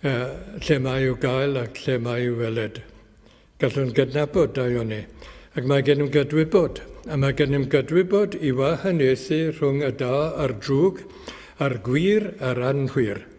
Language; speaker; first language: Welsh; native; Welsh